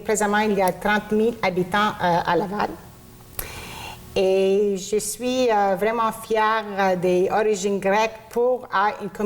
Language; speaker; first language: French; non-native, local second language; Greek